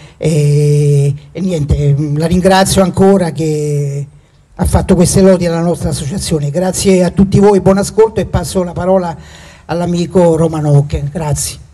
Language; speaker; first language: Italian; native; Italian